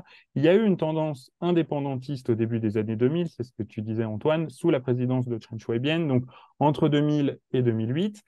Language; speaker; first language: French; native; French